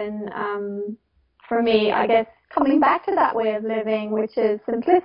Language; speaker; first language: English; native; English